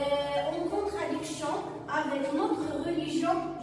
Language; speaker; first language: French; non-native, learner; Arabic